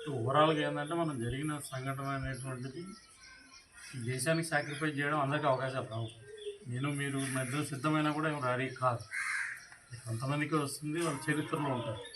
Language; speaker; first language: Telugu; native; Telugu